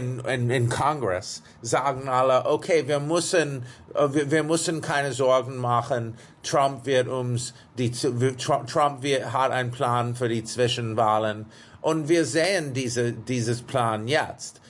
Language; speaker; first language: German; non-native, fluent; English